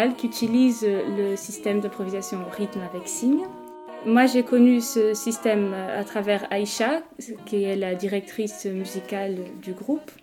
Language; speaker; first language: French; non-native, fluent; Portuguese